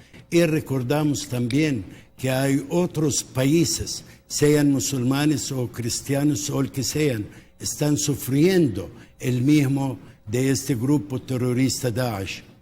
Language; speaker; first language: Spanish; non-native, local second language; Arabic